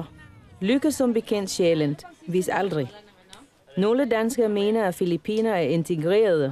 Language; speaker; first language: Danish; non-native, fluent; Filipino